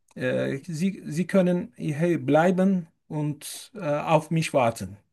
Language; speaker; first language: German; non-native, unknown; Turkish